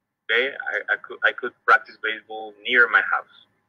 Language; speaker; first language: English; non-native, learner; Spanish